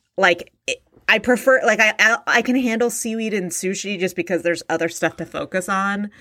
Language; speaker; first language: English; native; English